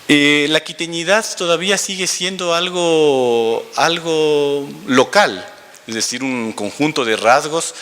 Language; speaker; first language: Spanish; native; Spanish